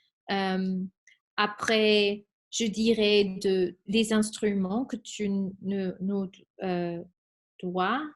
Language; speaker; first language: French; non-native, fluent; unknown